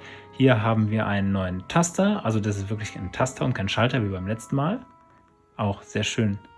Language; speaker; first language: German; native; German